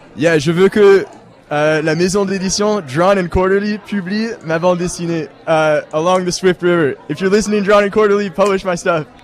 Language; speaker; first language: French; native; French